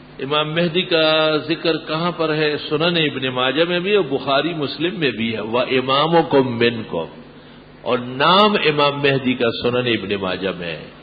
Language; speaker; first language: Urdu; non-native, local second language; Pashto